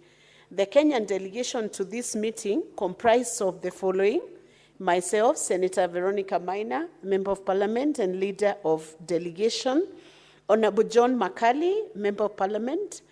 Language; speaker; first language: English; non-native, local second language; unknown